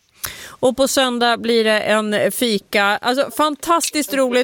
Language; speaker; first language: Swedish; native; Swedish